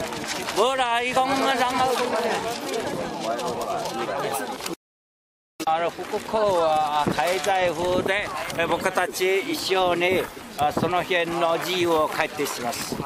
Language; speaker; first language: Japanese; non-native, learner; Chinese